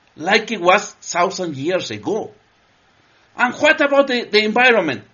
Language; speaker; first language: English; non-native, learner; Spanish